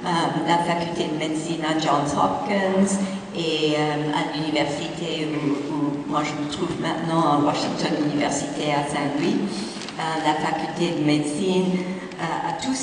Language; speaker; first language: French; non-native, fluent; English